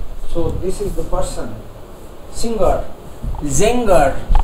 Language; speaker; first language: English; non-native, local second language; Hindi